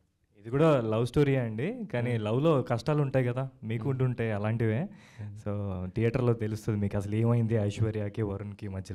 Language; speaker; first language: Telugu; native; Telugu